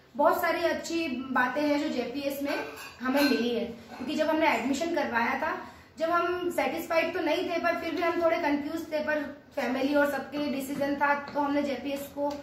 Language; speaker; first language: Hindi; native; Hindi